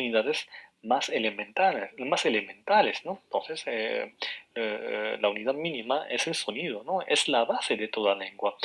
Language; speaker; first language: Spanish; non-native, fluent; Arabic